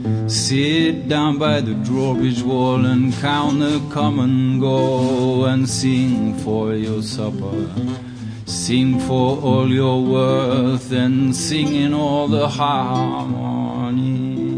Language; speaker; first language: English; native; English